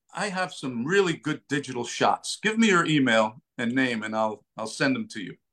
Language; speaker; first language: English; early bilingual, other home language; Italian